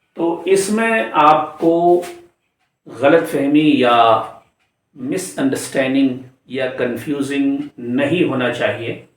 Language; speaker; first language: Urdu; native; Urdu